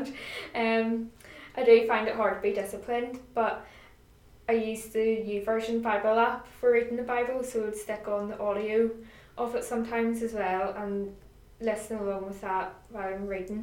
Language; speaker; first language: English; native; English